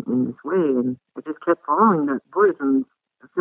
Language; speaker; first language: English; native; English